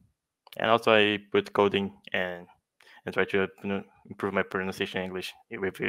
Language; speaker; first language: English; non-native, fluent; Portuguese